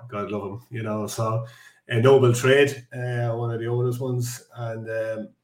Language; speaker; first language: English; native; English